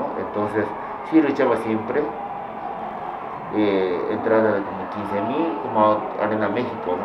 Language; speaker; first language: Spanish; non-native, fluent; Japanese